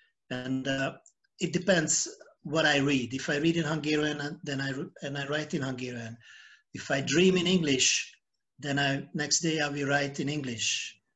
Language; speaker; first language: English; non-native, fluent; Hungarian